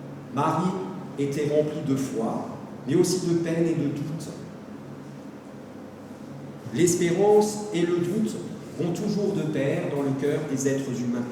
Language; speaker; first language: French; native; French